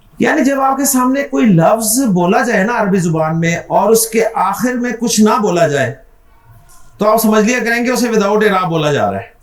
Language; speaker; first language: Urdu; native; Urdu